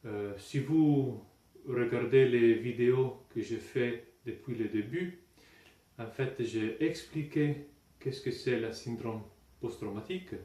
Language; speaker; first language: French; non-native, fluent; Italian